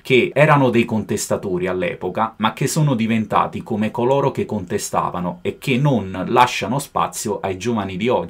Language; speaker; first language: Italian; native; Italian